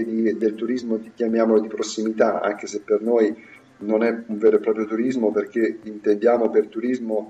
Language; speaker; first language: Italian; native; Italian